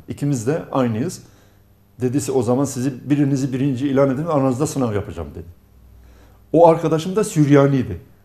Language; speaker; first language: Turkish; non-native, local second language; Arabic